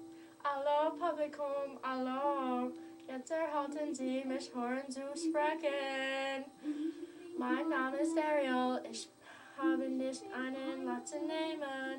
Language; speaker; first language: German; non-native, learner; English